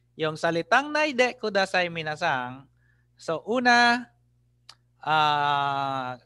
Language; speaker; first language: English; non-native, local second language; Filipino